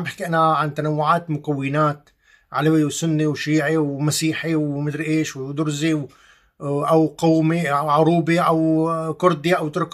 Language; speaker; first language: Arabic; native; Arabic